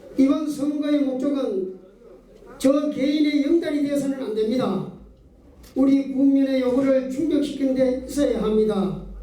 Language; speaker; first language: Korean; native; Korean